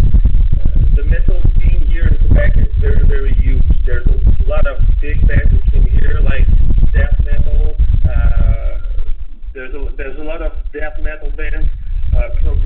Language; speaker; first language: English; non-native, learner; French